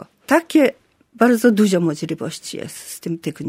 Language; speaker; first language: Polish; non-native, learner; Japanese